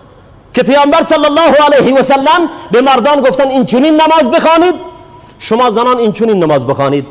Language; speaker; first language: Persian; native; Persian